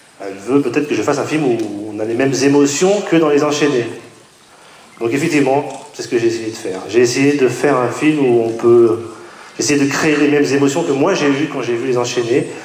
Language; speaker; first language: French; native; French